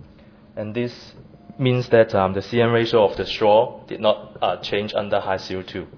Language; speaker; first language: English; non-native, fluent; Chinese